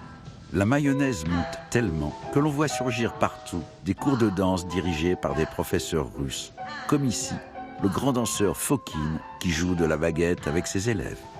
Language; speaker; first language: French; native; French